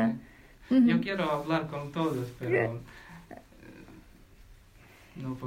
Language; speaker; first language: Spanish; non-native, learner; Ukrainian